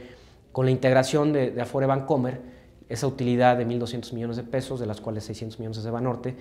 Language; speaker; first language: Spanish; native; Spanish